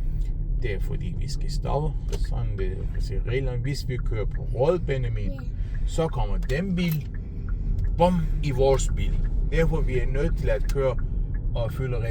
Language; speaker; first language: Danish; non-native, learner; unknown